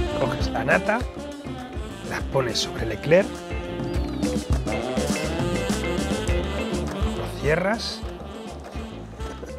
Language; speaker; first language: Spanish; native; Spanish